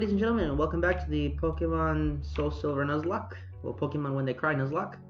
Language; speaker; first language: English; native; English